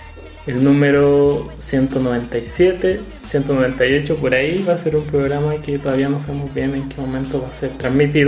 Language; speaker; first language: Spanish; native; Spanish